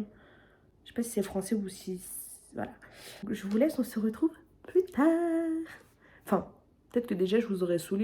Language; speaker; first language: French; native; French